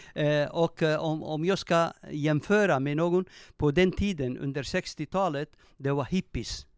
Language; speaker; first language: Swedish; non-native, fluent; Turoyo